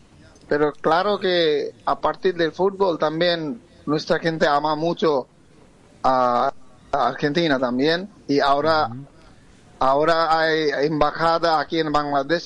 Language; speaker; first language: Spanish; non-native, fluent; Bangla